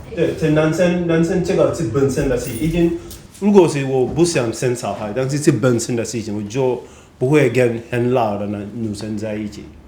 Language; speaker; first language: Chinese; non-native, fluent; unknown